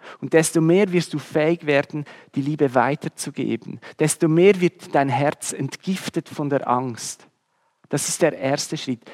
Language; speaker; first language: German; native; German